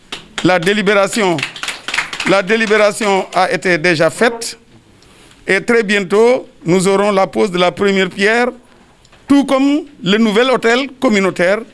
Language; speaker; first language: French; non-native, local second language; Wolof